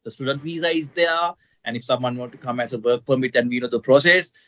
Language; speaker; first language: English; non-native, local second language; Sinhala